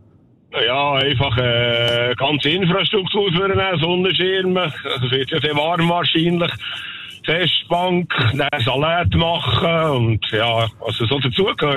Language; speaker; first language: German; native; German